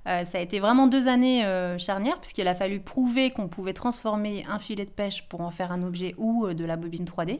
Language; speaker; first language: French; native; French